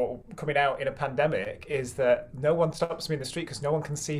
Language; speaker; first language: English; native; English